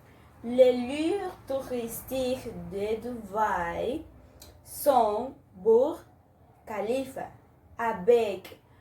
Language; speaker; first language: French; non-native, learner; Spanish